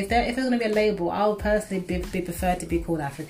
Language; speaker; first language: English; native; English